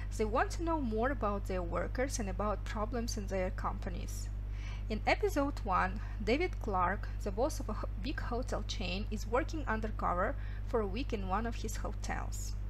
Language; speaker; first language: English; non-native, fluent; Russian